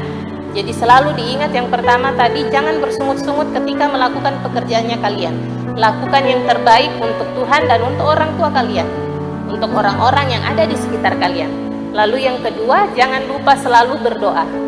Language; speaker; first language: Indonesian; native; Indonesian